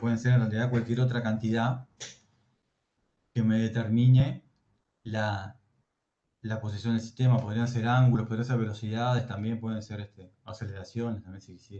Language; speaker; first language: Spanish; native; Spanish